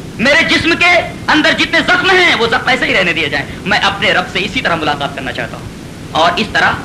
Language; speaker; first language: Urdu; native; Urdu